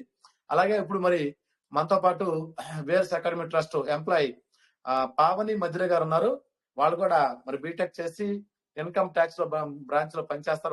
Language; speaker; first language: Telugu; native; Telugu